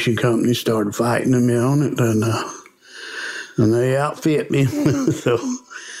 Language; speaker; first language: English; native; English